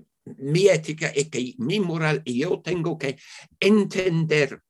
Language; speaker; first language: Spanish; non-native, fluent; English